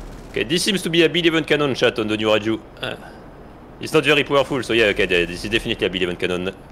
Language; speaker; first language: English; non-native, fluent; French